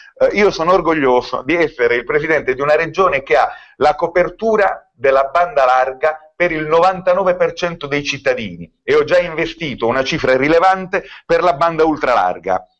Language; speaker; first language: Italian; native; Italian